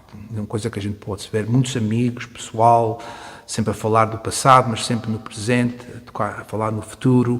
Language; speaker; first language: Portuguese; early bilingual, heritage; Portuguese